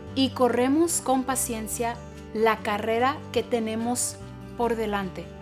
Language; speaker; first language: Spanish; early bilingual, heritage; Spanish